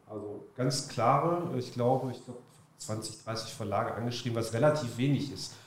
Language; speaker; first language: German; native; German